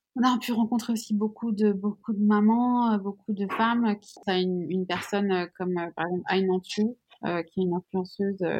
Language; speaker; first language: French; native; French